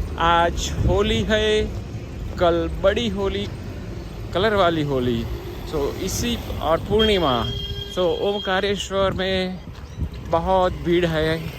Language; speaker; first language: Hindi; non-native, local second language; Gujarati